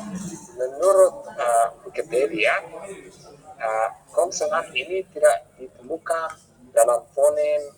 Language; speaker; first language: Indonesian; non-native, fluent; English